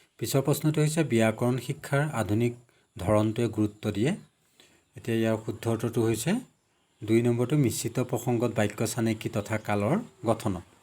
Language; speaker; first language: Assamese; native; Assamese